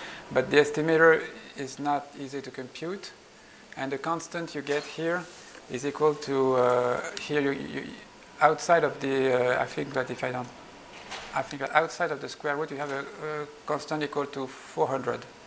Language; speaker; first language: English; non-native, fluent; French